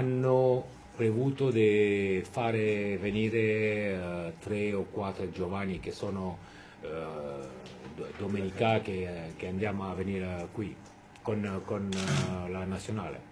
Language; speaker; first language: Italian; non-native, fluent; French